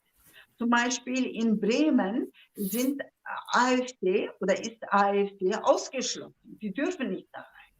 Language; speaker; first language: German; non-native, fluent; Zaza